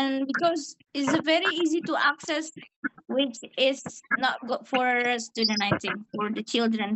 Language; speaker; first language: English; non-native, learner; Indonesian